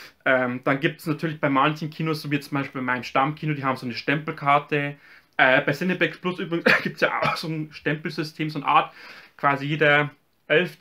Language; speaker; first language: German; native; German